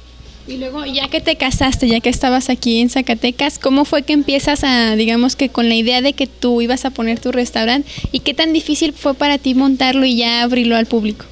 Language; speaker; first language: Spanish; native; Spanish